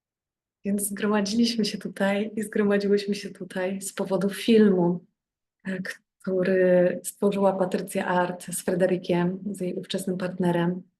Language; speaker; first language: Polish; native; Polish